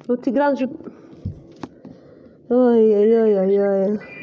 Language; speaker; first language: Russian; early bilingual, heritage; Russian